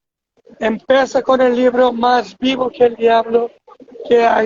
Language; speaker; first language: Spanish; non-native, fluent; Portuguese